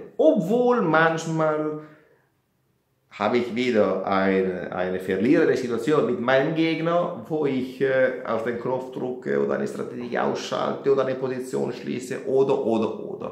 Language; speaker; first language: German; non-native, fluent; Italian